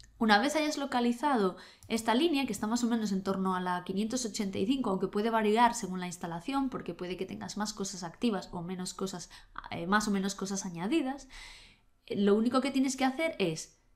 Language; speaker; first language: Spanish; native; Spanish